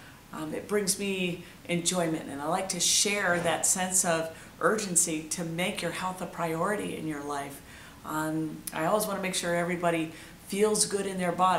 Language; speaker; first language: English; native; English